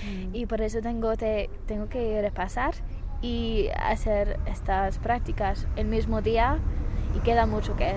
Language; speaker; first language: Spanish; non-native, fluent; English